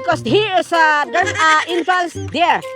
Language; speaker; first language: English; non-native, learner; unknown